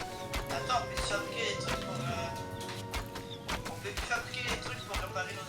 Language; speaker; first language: French; native; French